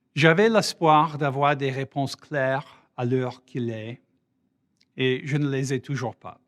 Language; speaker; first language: French; non-native, fluent; English